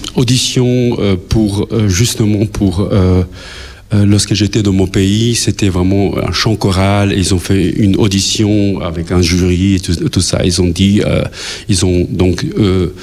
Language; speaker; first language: French; non-native, fluent; Albanian